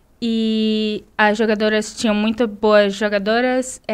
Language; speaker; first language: Spanish; non-native, learner; Portuguese